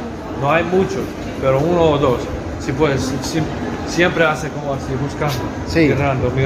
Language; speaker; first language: Spanish; non-native, learner; Macedonian